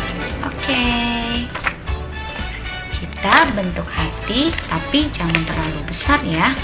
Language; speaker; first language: Indonesian; native; Indonesian